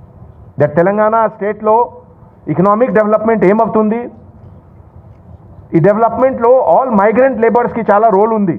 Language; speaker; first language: Telugu; non-native, local second language; Hindi